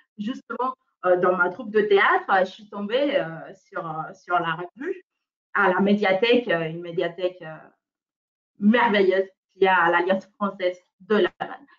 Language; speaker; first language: French; non-native, fluent; Spanish